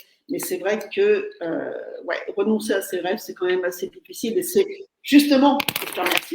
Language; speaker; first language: French; native; French